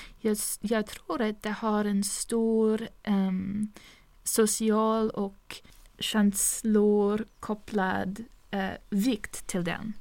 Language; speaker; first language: Swedish; non-native, fluent; English